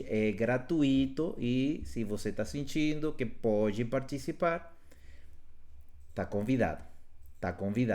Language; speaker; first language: Portuguese; non-native, fluent; Spanish